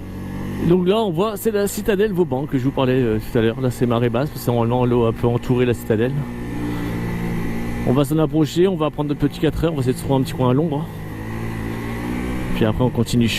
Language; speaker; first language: French; native; French